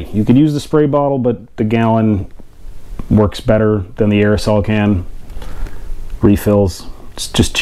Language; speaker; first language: English; native; English